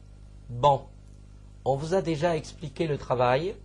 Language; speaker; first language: French; non-native, fluent; Chinese